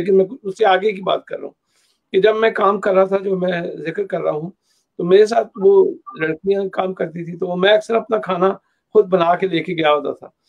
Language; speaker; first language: Urdu; native; Urdu